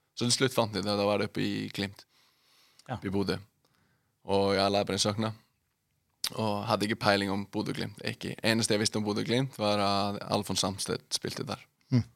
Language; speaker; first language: Norwegian; non-native, fluent; Icelandic